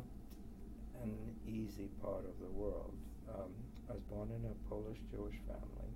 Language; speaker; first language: English; early bilingual, other home language; Polish